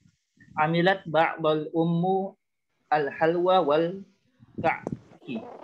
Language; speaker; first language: Arabic; non-native, learner; Indonesian